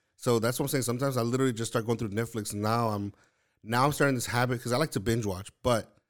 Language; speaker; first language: English; native; English